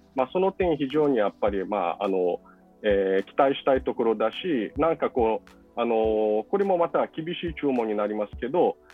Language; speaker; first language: Japanese; non-native, fluent; Portuguese